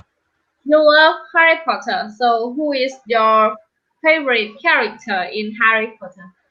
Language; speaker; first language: English; non-native, learner; Vietnamese